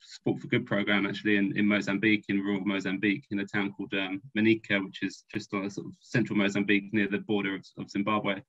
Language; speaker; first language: English; native; English